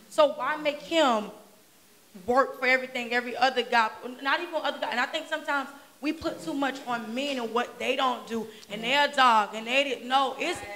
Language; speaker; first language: English; native; English